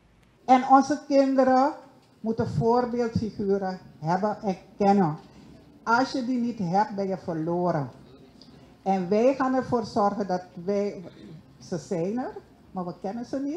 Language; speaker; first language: Dutch; non-native, local second language; Sranan Tongo